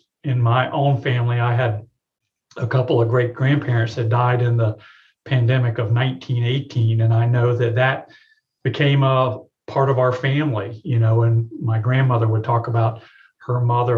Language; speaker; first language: English; native; English